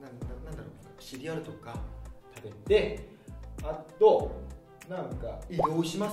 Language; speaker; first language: Japanese; non-native, fluent; Korean